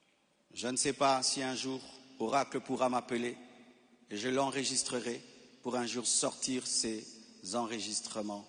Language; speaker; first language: French; non-native, local second language; Lingala